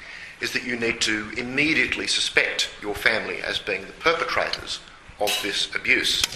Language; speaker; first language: English; native; English